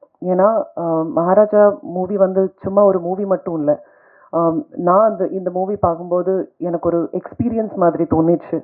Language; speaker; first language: Tamil; non-native, fluent; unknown